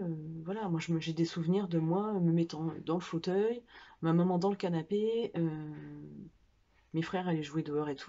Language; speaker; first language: French; native; French